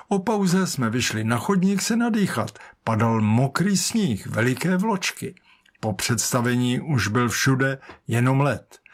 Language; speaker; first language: Czech; native; Czech